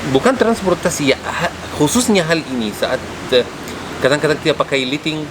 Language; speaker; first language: Indonesian; non-native, fluent; Arabic